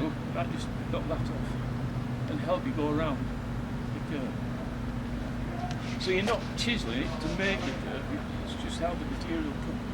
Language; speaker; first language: English; native; English